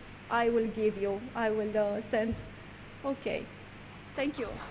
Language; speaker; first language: English; non-native, learner; Romanian